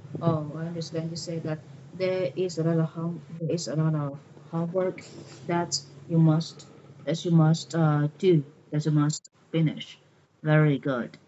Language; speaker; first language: English; non-native, fluent; Vietnamese